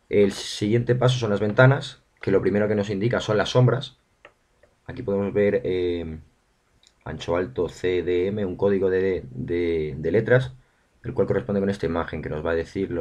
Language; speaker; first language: Spanish; native; Spanish